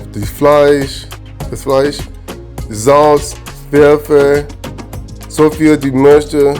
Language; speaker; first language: German; non-native, learner; English